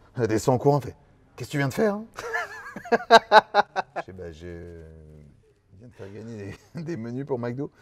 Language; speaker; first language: French; native; French